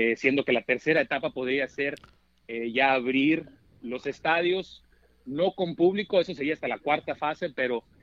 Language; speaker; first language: Spanish; early bilingual, heritage; Spanish